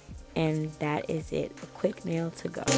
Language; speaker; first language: English; native; English